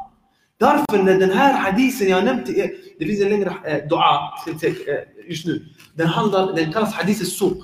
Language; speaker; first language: Swedish; early bilingual, other home language; Arabic